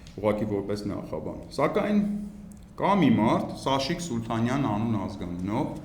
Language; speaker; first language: Armenian; native; Armenian